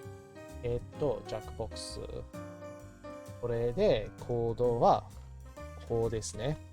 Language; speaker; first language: Japanese; non-native, learner; English